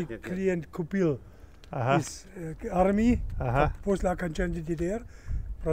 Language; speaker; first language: Russian; non-native, learner; German